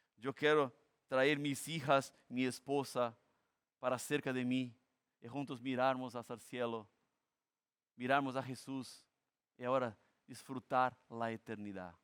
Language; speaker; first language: Spanish; non-native, fluent; Portuguese